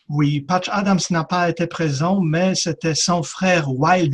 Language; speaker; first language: French; non-native, fluent; Polish